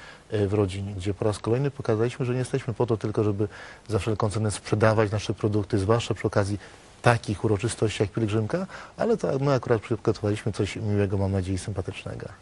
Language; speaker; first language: Polish; native; Polish